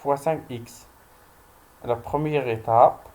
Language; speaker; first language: French; non-native, local second language; Arabic